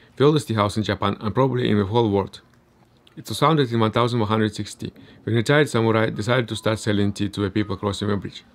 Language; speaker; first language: English; early bilingual, other home language; Estonian